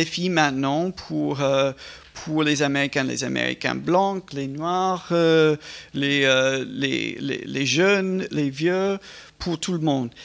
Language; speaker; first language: French; non-native, fluent; English